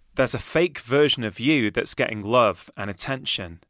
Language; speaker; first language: English; native; English